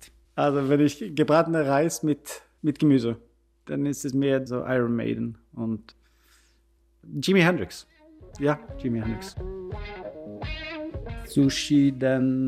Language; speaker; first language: German; non-native, fluent; Swedish